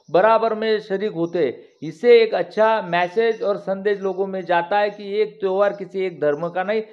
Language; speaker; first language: Hindi; non-native, local second language; Marathi